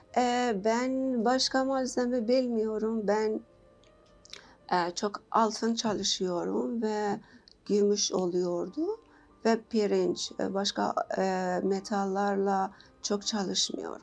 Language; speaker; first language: Turkish; non-native, learner; Persian